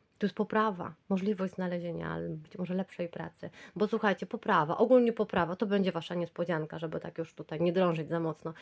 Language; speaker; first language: Polish; native; Polish